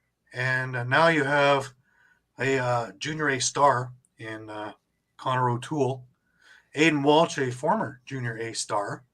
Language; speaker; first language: English; native; English